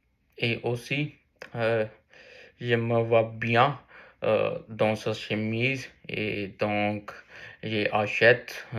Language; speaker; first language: French; non-native, learner; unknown